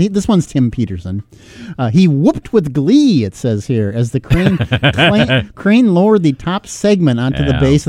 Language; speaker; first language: English; native; English